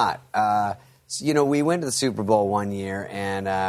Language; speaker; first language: English; native; English